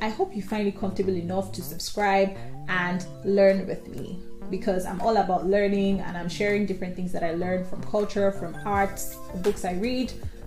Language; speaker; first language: English; non-native, local second language; Yoruba